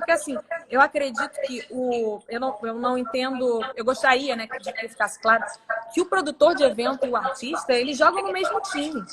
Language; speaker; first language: Portuguese; native; Portuguese